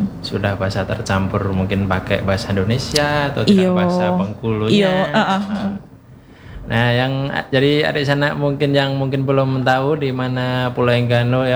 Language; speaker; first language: Indonesian; non-native, local second language; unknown